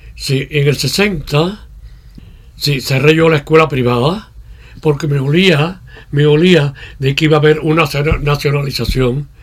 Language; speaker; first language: Spanish; native; Spanish